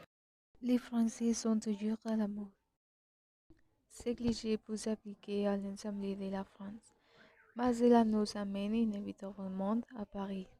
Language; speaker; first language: French; non-native, learner; Spanish